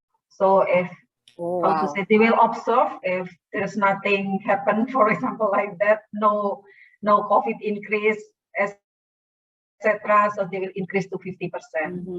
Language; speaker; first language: English; non-native, fluent; Indonesian